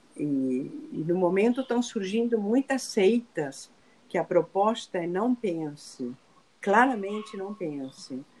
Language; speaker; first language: Portuguese; non-native, fluent; Spanish